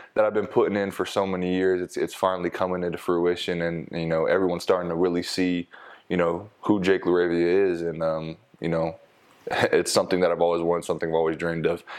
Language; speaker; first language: English; native; English